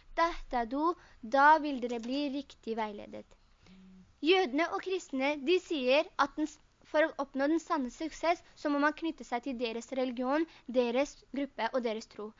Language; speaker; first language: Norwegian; early bilingual, other home language; Urdu